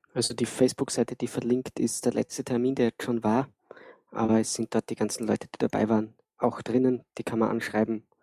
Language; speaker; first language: German; native; German